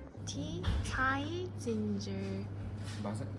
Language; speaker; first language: Korean; native; Korean